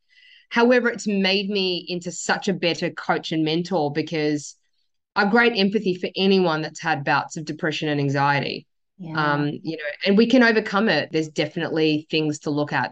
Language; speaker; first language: English; native; English